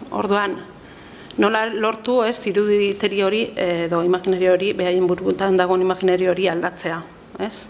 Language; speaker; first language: Basque; native; Basque